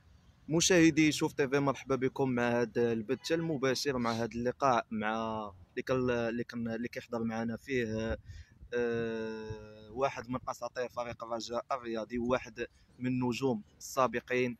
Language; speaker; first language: Arabic; native; Arabic